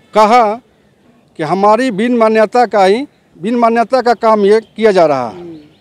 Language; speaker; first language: Hindi; native; Hindi